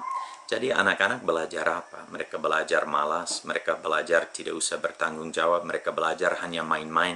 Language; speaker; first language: Indonesian; non-native, fluent; English